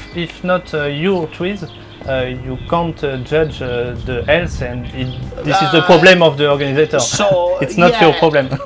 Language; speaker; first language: English; non-native, learner; French